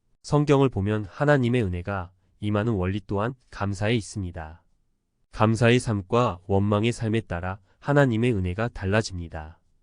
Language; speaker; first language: Korean; native; Korean